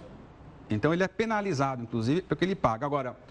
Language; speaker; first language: Portuguese; native; Portuguese